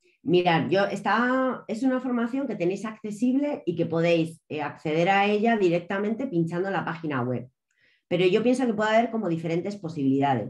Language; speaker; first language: Spanish; native; Spanish